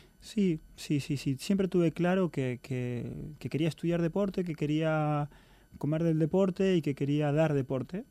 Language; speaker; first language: Spanish; native; Spanish